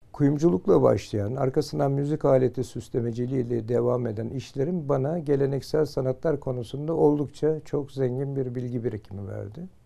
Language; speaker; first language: Turkish; native; Turkish